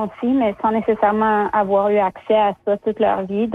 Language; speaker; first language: French; early bilingual, other home language; Spanish